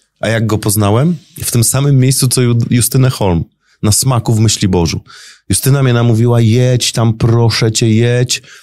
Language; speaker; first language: Polish; native; Polish